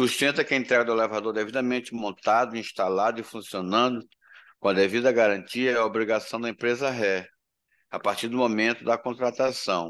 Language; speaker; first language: Portuguese; native; Portuguese